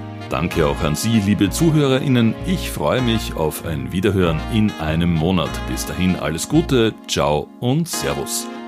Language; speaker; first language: German; native; German